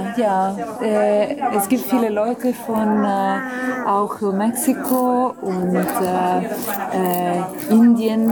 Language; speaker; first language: German; non-native, learner; Italian